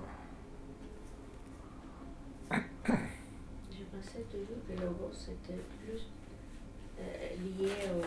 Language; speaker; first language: French; non-native, learner; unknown